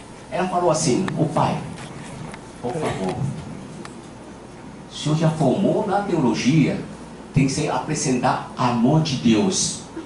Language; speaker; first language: Portuguese; non-native, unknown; Chinese